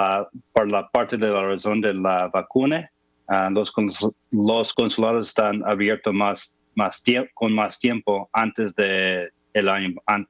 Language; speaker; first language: Spanish; non-native, fluent; English